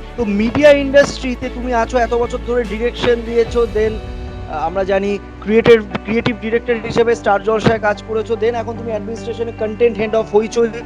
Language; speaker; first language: Bangla; native; Bangla